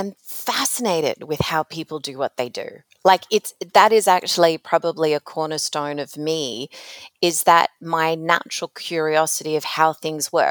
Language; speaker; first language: English; native; English